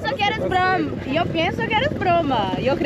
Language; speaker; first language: Spanish; non-native, learner; Portuguese